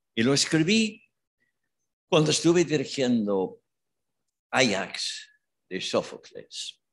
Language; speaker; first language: Spanish; non-native, fluent; English